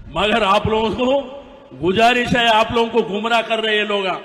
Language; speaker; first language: Hindi; non-native, local second language; Telugu